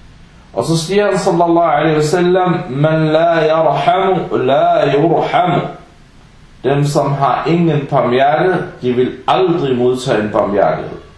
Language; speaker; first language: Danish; non-native, fluent; Arabic